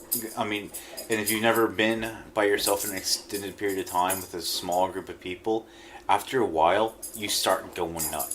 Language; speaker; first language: English; native; English